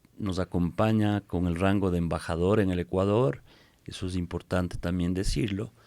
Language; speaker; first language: Spanish; native; Spanish